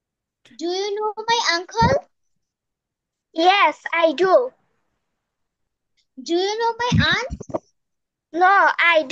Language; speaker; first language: English; non-native, learner; Bangla